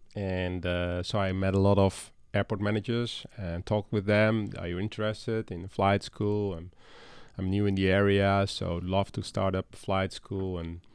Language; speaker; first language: English; non-native, fluent; Dutch